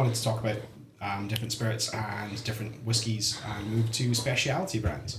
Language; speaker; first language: English; native; English